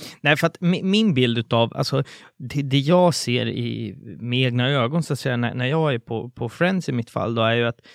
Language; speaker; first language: Swedish; native; Swedish